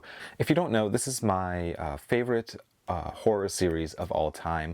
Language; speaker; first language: English; native; English